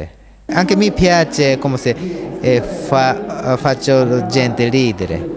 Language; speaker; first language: Italian; non-native, learner; Japanese